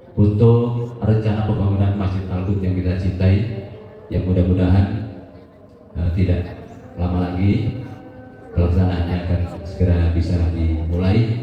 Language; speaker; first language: Indonesian; native; Indonesian